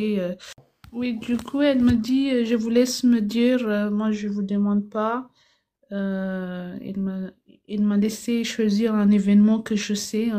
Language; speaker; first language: French; non-native, fluent; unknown